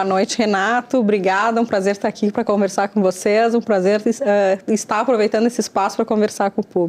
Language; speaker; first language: Portuguese; native; Portuguese